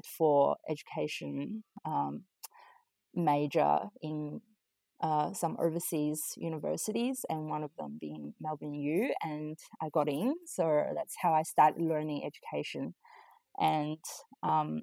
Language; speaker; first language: English; non-native, fluent; Chinese